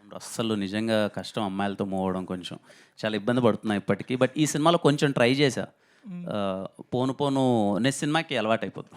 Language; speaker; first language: Telugu; native; Telugu